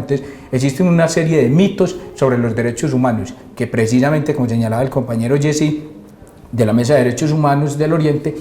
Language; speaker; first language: Spanish; native; Spanish